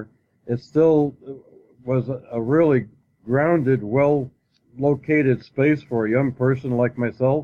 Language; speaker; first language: English; native; English